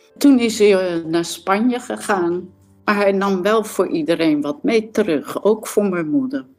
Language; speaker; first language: Dutch; native; Dutch